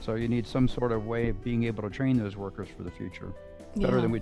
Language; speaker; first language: English; native; English